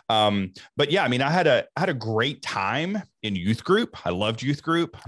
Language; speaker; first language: English; native; English